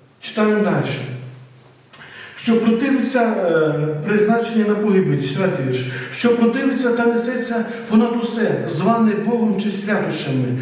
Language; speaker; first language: Ukrainian; native; Ukrainian